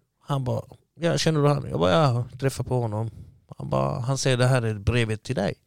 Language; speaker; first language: Swedish; early bilingual, other home language; Arabic